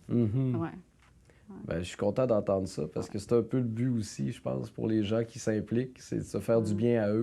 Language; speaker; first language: French; native; French